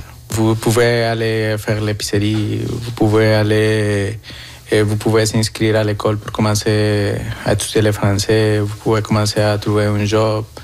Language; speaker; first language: French; non-native, fluent; Spanish